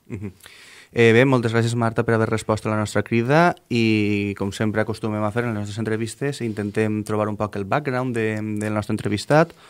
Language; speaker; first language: Catalan; native; Catalan